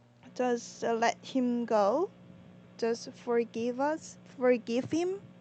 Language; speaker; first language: English; non-native, learner; Korean